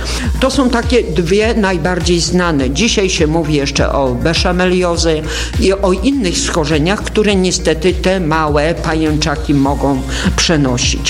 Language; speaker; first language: Polish; native; Polish